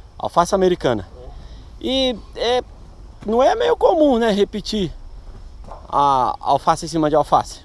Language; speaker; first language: Portuguese; native; Portuguese